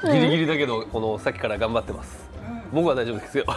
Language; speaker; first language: Japanese; non-native, fluent; French